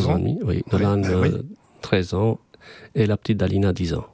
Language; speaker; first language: French; non-native, fluent; Albanian